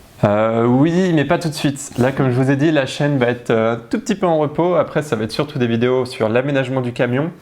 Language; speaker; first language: French; native; French